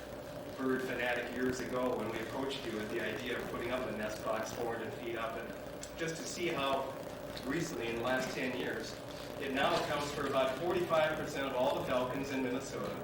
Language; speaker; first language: English; native; English